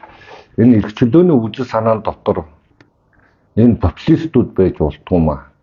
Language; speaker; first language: Mongolian; native; Mongolian